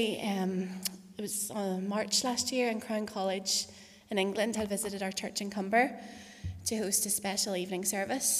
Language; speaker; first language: English; native; English